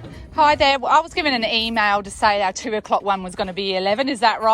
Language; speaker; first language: English; native; English